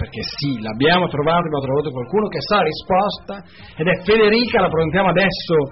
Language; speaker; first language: Italian; non-native, fluent; French